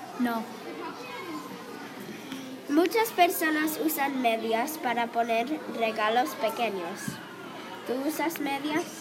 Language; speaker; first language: Spanish; non-native, learner; English